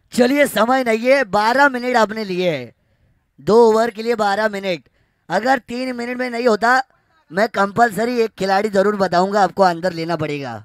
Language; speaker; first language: Hindi; non-native, local second language; Marathi